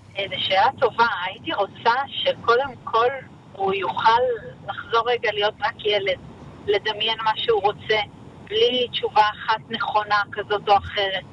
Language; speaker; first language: Hebrew; native; Hebrew